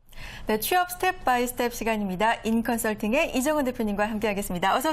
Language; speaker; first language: Korean; native; Korean